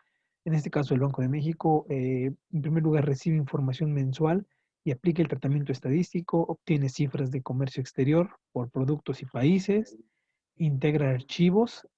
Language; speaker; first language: Spanish; native; Spanish